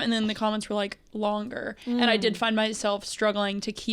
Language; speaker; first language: English; native; English